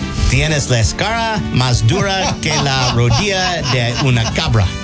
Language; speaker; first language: Spanish; non-native, learner; English